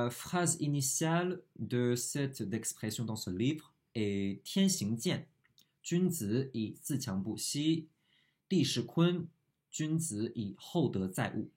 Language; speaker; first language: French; non-native, fluent; Chinese